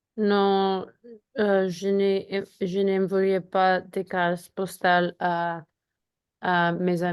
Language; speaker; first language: French; non-native, learner; Spanish